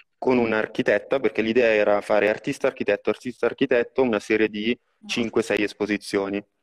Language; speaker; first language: Italian; native; Italian